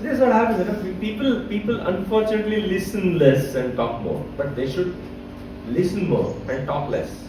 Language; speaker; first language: English; non-native, local second language; Marathi